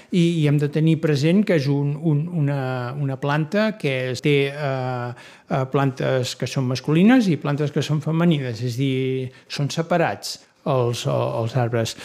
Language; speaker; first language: Catalan; native; Catalan